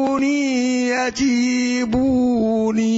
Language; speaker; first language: Arabic; native; Arabic